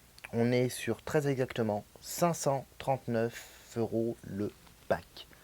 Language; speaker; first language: French; native; French